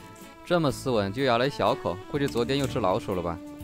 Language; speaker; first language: Chinese; native; Chinese